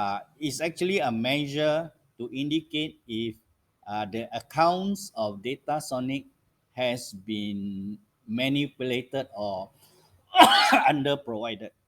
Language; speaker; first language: English; non-native, local second language; Malay